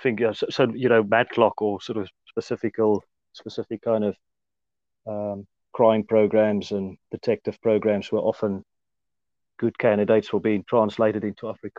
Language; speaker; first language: English; non-native, local second language; Afrikaans